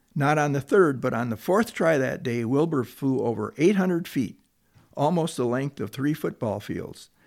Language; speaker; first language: English; native; English